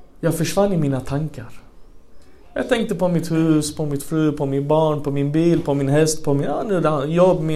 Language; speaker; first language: Swedish; non-native, fluent; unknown